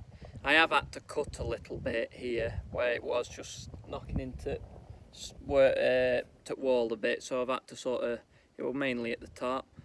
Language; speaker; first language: English; native; English